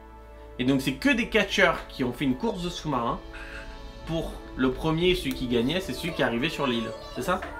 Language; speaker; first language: French; native; French